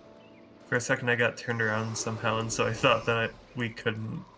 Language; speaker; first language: English; native; English